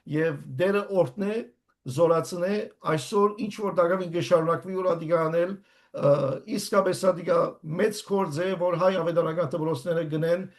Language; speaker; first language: Armenian; native; Armenian